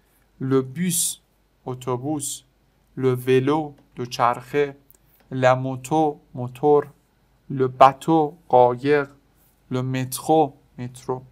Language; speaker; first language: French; non-native, fluent; Persian